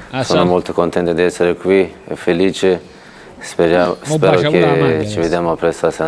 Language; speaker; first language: Italian; non-native, fluent; Turkish